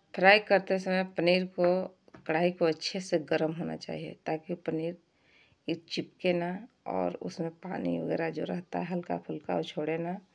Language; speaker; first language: Hindi; native; Hindi